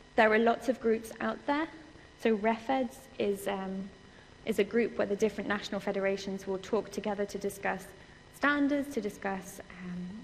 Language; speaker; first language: English; native; English